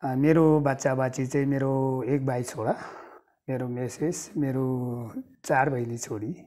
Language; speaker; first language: Nepali; non-native, local second language; Sherpa